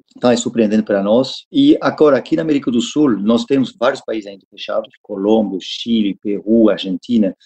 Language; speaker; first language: Portuguese; non-native, fluent; French